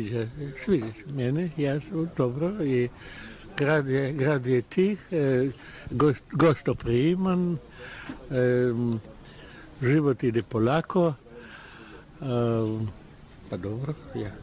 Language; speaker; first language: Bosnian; non-native, learner; Russian